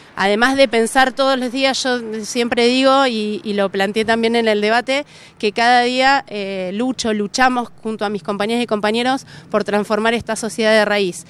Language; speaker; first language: Spanish; native; Spanish